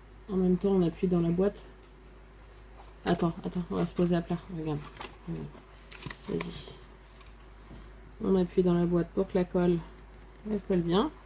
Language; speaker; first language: French; native; French